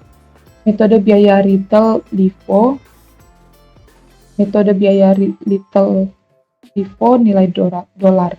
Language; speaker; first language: Indonesian; native; Indonesian